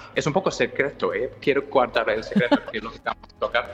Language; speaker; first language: Spanish; non-native, fluent; English